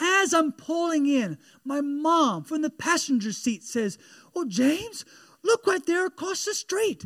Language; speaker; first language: English; native; English